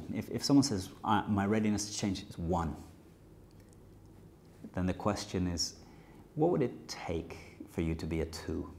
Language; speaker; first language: English; native; English